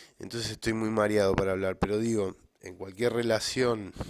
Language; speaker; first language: Spanish; native; Spanish